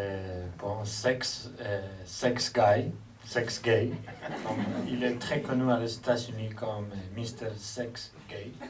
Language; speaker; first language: French; non-native, fluent; Spanish